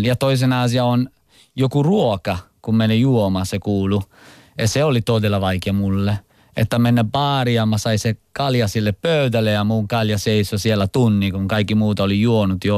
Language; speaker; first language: Finnish; non-native, local second language; Italian